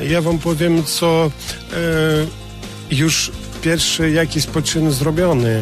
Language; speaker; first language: Polish; non-native, learner; Russian